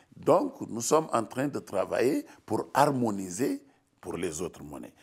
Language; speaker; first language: French; non-native, local second language; Wolof